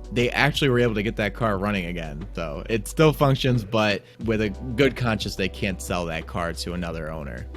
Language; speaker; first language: English; native; English